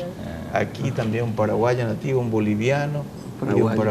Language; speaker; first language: Spanish; native; Spanish